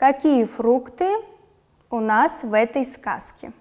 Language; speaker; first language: Russian; non-native, local second language; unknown